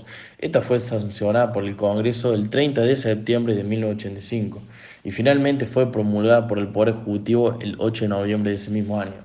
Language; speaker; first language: Spanish; native; Spanish